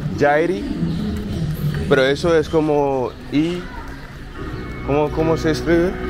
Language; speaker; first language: Spanish; non-native, learner; English